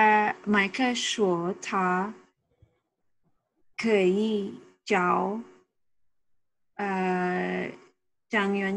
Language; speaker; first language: Chinese; non-native, learner; English